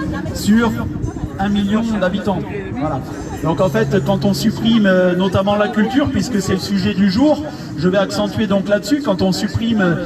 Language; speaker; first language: French; native; French